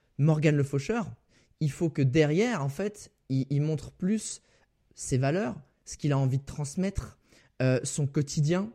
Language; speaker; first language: French; native; French